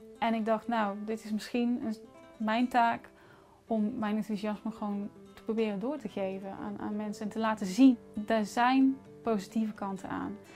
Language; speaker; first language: Dutch; non-native, fluent; English